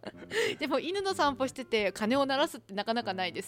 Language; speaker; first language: Japanese; native; Japanese